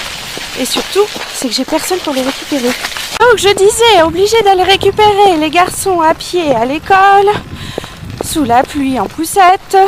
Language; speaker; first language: French; native; French